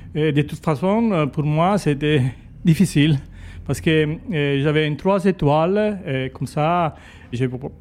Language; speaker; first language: French; non-native, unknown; Italian